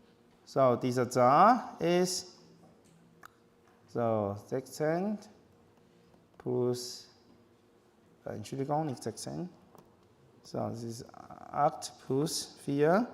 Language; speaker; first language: German; non-native, learner; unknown